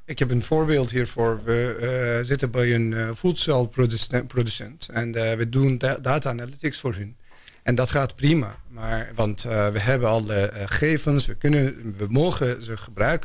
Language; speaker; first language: Dutch; non-native, fluent; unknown